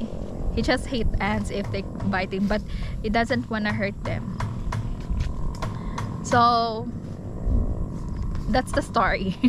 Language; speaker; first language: English; non-native, local second language; Cebuano